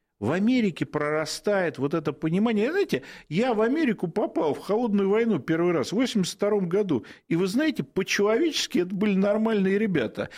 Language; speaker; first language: Russian; native; Russian